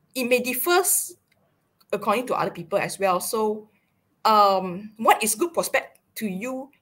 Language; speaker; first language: English; non-native, local second language; Chinese